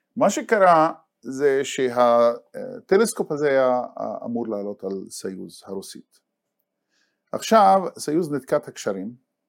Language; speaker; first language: Hebrew; non-native, local second language; Arabic